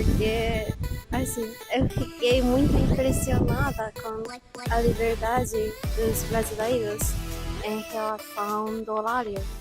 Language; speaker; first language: Portuguese; non-native, fluent; Japanese